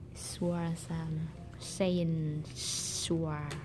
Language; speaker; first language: English; non-native, learner; Vietnamese